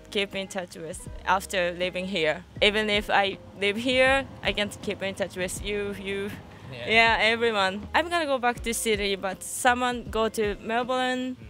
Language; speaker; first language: English; non-native, fluent; Japanese